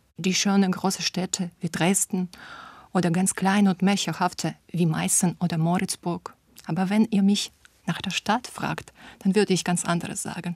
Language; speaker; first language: German; non-native, fluent; Russian